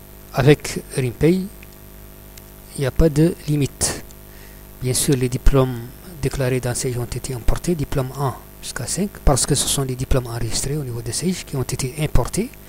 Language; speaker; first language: French; non-native, local second language; Arabic